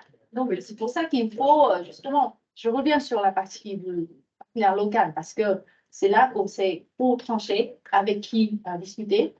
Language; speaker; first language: French; non-native, fluent; Vietnamese